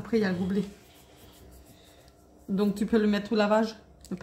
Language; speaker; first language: French; native; French